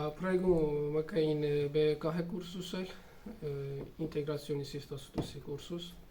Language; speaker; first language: Estonian; non-native, learner; Turkish